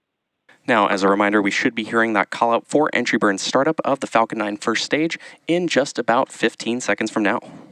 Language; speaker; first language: English; native; English